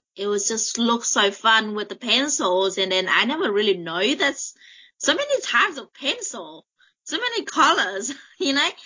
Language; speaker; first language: English; non-native, fluent; Vietnamese